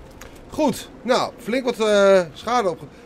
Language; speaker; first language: Dutch; native; Dutch